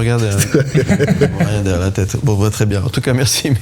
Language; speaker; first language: French; native; French